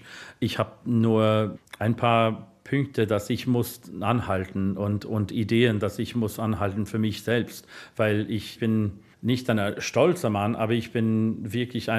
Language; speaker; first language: German; non-native, learner; English